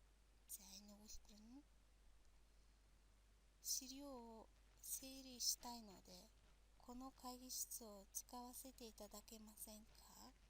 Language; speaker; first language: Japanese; non-native, fluent; Mongolian